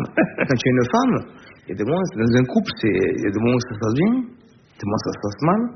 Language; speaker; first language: French; native; French